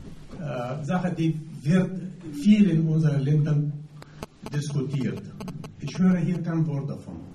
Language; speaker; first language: German; non-native, fluent; Arabic